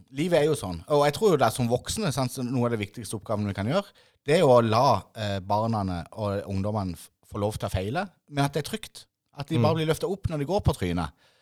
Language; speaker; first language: Norwegian; native; Norwegian